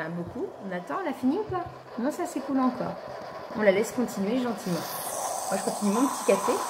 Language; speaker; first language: French; native; French